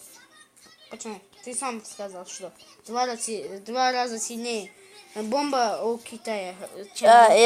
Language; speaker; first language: Russian; non-native, local second language; Kazakh